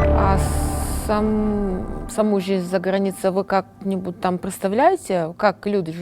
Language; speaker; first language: Russian; non-native, fluent; Italian